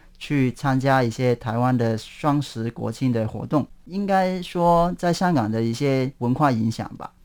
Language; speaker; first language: Chinese; non-native, local second language; Cantonese